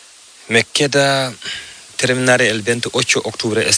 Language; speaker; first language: Spanish; non-native, learner; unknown